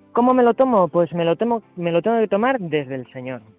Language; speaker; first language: Spanish; native; Spanish